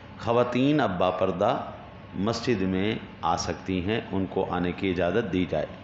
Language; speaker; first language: Urdu; non-native, local second language; Punjabi